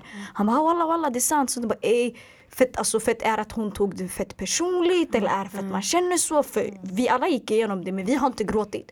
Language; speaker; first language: Swedish; early bilingual, other home language; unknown